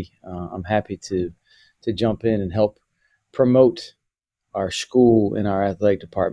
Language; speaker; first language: English; native; English